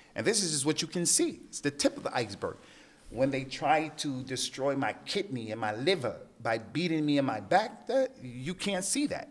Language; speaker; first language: English; native; English